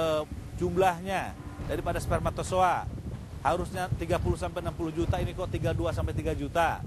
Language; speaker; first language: Indonesian; native; Indonesian